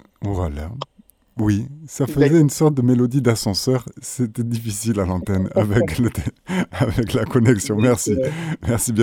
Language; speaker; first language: French; native; French